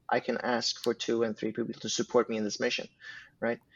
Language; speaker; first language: English; non-native, fluent; Swedish